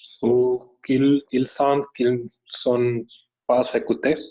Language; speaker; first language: French; non-native, learner; Spanish